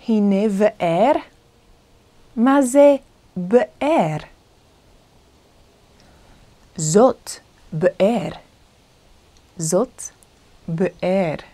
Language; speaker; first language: Hebrew; non-native, fluent; Korean